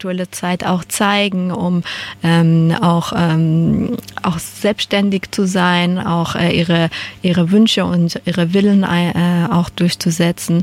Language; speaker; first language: German; non-native, fluent; Persian